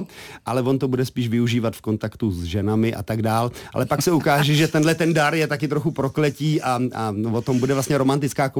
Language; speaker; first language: Czech; native; Czech